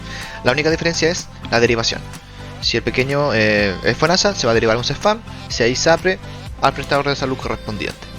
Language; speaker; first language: Spanish; native; Spanish